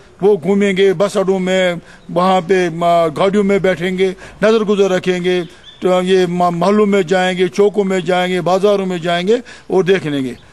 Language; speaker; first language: Urdu; non-native, local second language; Kashmiri